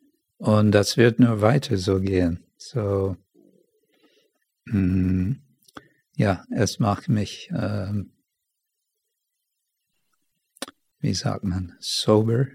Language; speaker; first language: German; non-native, fluent; English